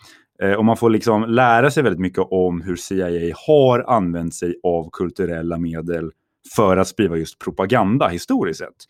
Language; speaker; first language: Swedish; native; Swedish